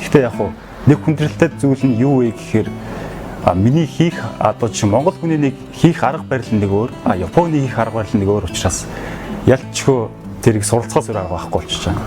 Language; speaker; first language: Mongolian; native; Mongolian